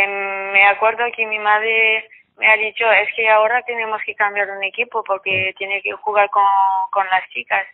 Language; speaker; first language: Spanish; non-native, fluent; French